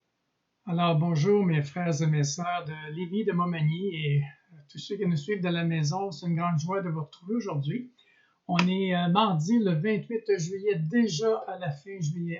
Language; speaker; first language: French; native; French